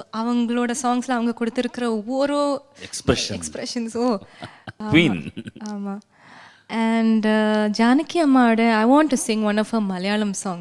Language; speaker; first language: Tamil; non-native, local second language; Malayalam